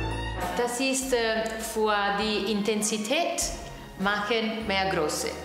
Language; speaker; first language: German; non-native, learner; Italian